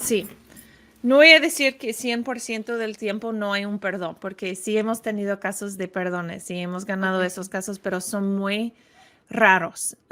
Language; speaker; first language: Spanish; non-native, learner; English